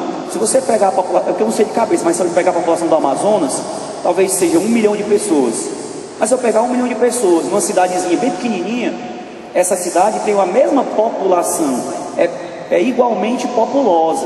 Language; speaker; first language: Portuguese; native; Portuguese